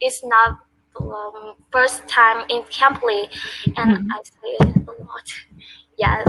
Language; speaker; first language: English; non-native, learner; Vietnamese